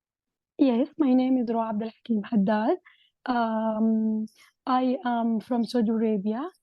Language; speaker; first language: English; non-native, learner; Arabic